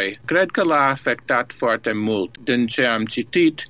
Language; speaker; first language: Romanian; early bilingual, heritage; Romanian